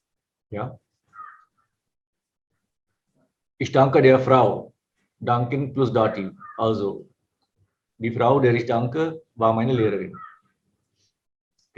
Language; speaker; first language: German; non-native, fluent; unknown